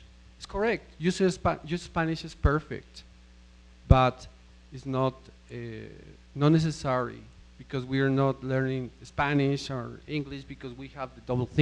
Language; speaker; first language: English; non-native, fluent; Spanish